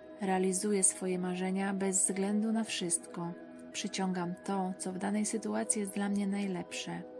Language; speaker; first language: Polish; native; Polish